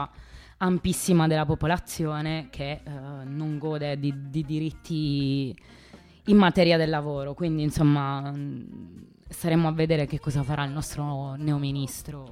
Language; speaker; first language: Italian; native; Italian